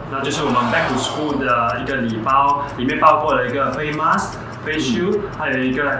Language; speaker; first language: Chinese; native; Chinese